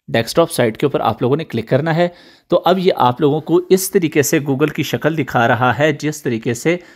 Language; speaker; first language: Urdu; native; Urdu